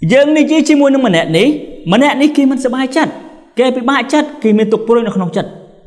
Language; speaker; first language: Khmer; non-native, local second language; Eastern Cham